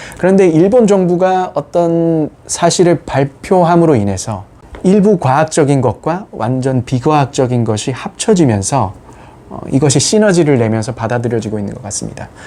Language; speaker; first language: Korean; native; Korean